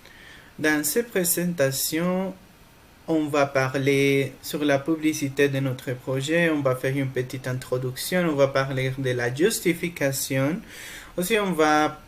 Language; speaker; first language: French; non-native, fluent; Spanish